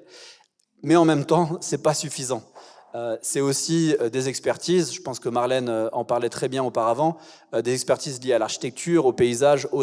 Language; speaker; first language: French; native; French